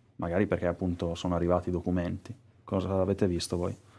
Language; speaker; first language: Italian; native; Italian